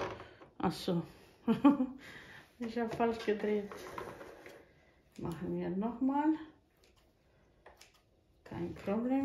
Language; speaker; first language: German; non-native, fluent; Bosnian